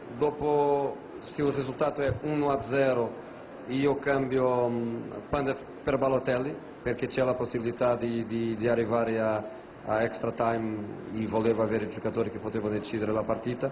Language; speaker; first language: Italian; non-native, fluent; Portuguese